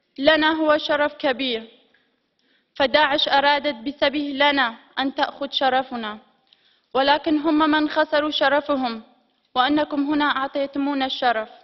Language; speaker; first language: Arabic; non-native, local second language; Kurdish